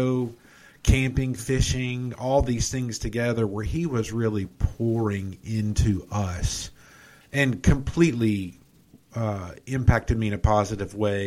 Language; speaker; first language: English; native; English